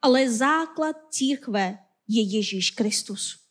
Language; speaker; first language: Czech; non-native, fluent; Korean